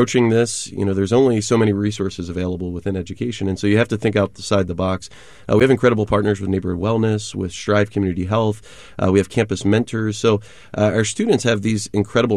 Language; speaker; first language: English; native; English